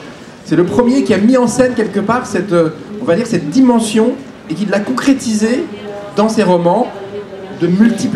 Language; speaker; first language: French; native; French